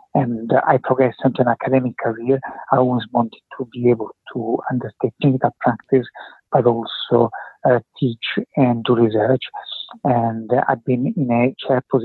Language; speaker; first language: English; non-native, fluent; Italian